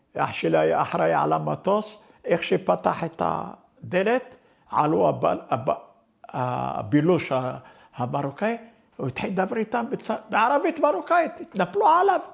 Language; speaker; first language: Hebrew; non-native, fluent; Arabic